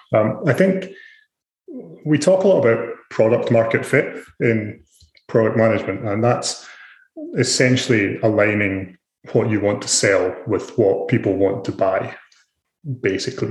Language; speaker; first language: English; native; English